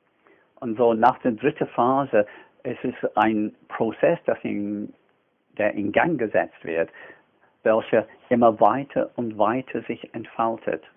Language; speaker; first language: German; non-native, fluent; English